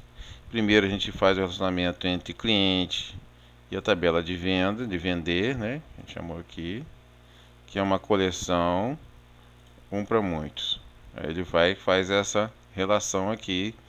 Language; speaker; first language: Portuguese; native; Portuguese